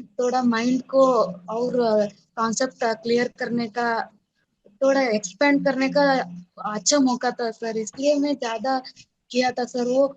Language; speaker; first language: Hindi; non-native, local second language; Kannada